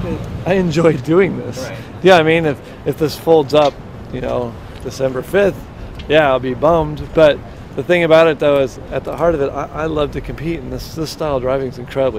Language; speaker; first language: English; native; English